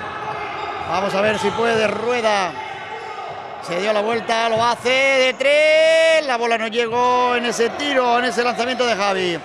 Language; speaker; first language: Spanish; native; Spanish